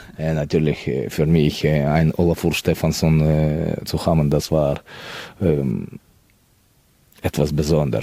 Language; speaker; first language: German; non-native, fluent; Russian